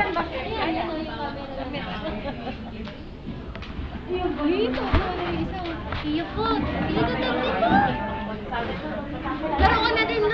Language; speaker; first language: Filipino; native; Filipino